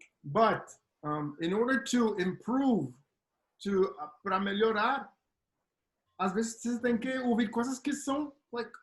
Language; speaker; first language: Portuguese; non-native, fluent; English